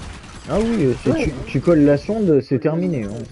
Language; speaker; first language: French; native; French